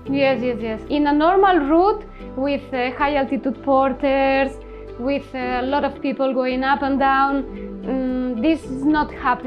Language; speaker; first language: English; non-native, learner; Spanish